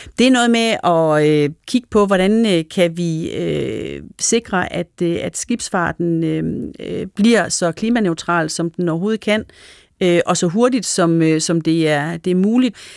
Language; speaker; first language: Danish; native; Danish